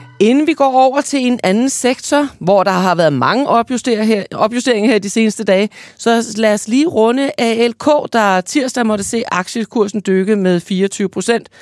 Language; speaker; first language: Danish; native; Danish